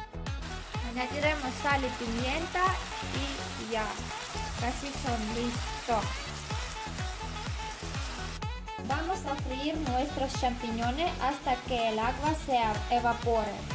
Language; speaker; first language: Spanish; non-native, learner; Polish